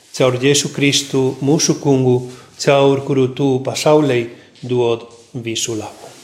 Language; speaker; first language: Latvian; non-native, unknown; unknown